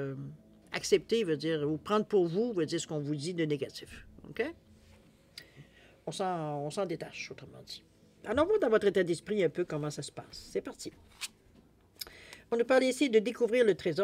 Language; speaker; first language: French; native; French